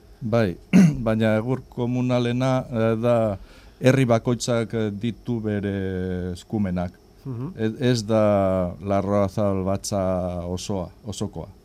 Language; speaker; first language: Basque; non-native, local second language; Spanish